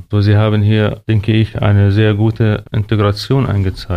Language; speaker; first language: German; non-native, fluent; Arabic